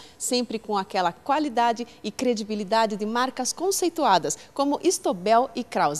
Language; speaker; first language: Portuguese; native; Portuguese